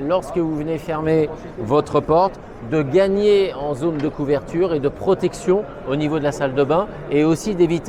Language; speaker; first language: French; native; French